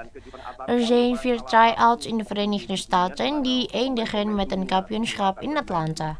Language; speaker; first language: Dutch; non-native, fluent; Indonesian